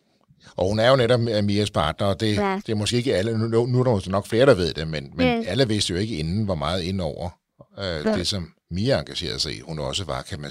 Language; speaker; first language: Danish; native; Danish